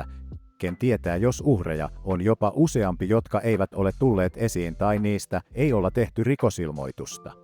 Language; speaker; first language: Finnish; native; Finnish